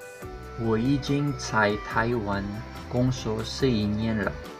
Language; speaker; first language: Chinese; non-native, fluent; Filipino